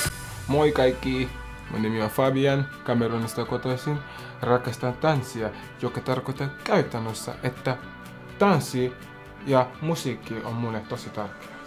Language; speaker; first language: Finnish; non-native, fluent; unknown